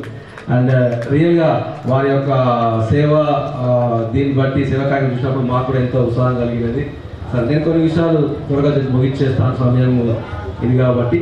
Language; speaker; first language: Telugu; native; Telugu